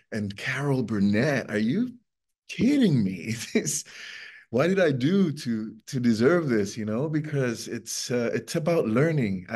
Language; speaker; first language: English; non-native, fluent; Spanish